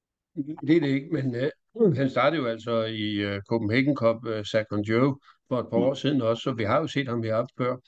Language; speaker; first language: Danish; native; Danish